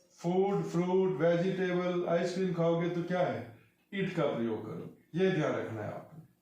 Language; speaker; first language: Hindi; non-native, local second language; Punjabi